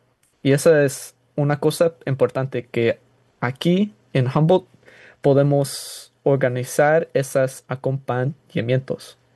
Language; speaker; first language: Spanish; non-native, learner; English